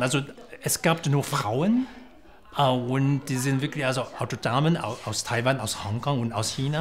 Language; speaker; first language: German; non-native, fluent; Chinese